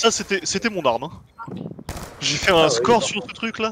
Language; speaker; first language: French; native; French